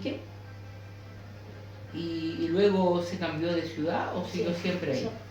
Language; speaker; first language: Spanish; native; Spanish